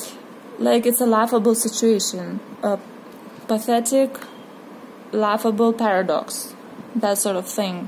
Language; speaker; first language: English; non-native, fluent; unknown